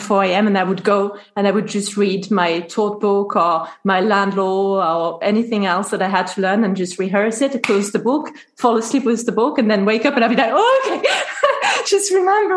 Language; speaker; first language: English; non-native, fluent; French